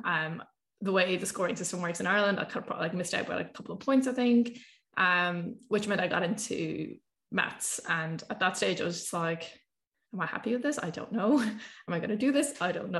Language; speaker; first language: English; native; English